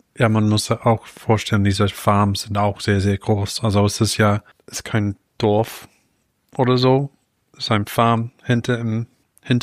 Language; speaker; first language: German; non-native, fluent; English